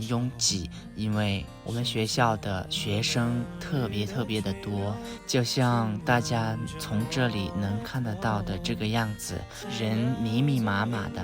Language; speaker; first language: Chinese; non-native, fluent; Lao